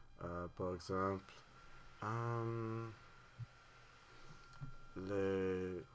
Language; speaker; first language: French; non-native, learner; English